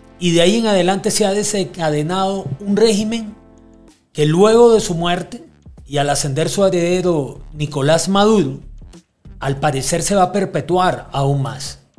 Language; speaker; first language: Spanish; native; Spanish